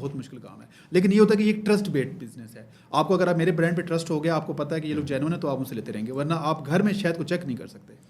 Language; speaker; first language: Urdu; non-native, local second language; Baluchi